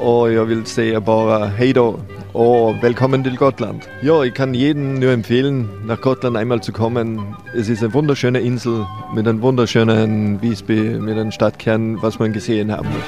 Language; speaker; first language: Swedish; non-native, learner; German